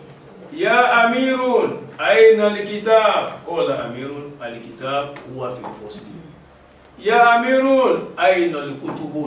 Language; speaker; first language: Arabic; non-native, fluent; Malay